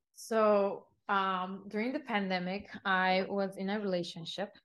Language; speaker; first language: English; non-native, fluent; Turkish